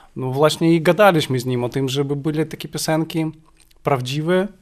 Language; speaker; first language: Polish; non-native, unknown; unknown